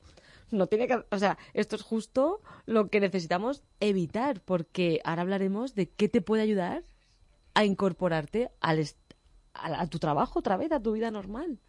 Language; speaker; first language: Spanish; native; Spanish